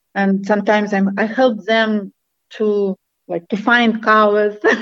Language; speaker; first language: English; non-native, fluent; Armenian